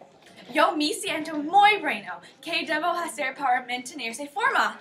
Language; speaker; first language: Spanish; non-native, learner; English